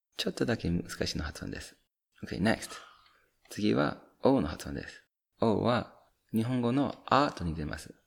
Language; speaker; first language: Japanese; non-native, fluent; English